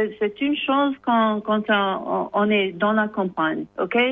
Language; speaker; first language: French; non-native, learner; English